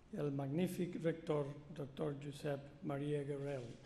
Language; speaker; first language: Catalan; non-native, local second language; Spanish